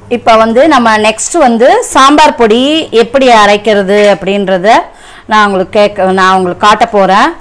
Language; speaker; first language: Tamil; non-native, local second language; Telugu